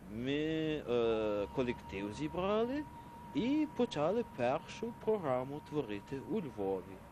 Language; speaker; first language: Ukrainian; early bilingual, heritage; Ukrainian